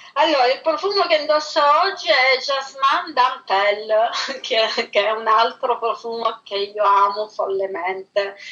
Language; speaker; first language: Italian; native; Italian